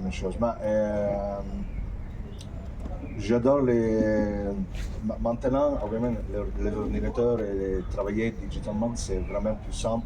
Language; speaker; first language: French; non-native, fluent; Italian